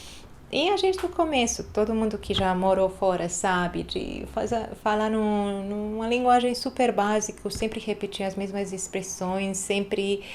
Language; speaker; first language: Portuguese; non-native, fluent; Hungarian